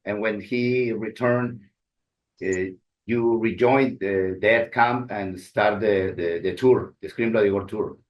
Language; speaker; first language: English; non-native, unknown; Spanish